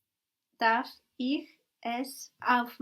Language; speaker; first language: German; non-native, learner; English